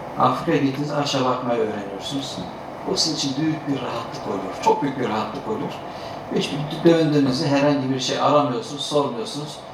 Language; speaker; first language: Turkish; native; Turkish